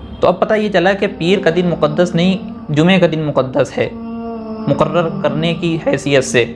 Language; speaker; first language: Urdu; native; Urdu